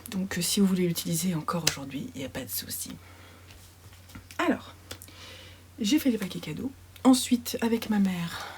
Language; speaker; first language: French; native; French